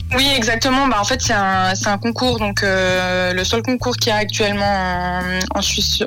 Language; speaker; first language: French; native; French